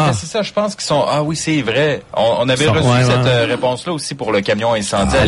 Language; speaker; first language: French; native; French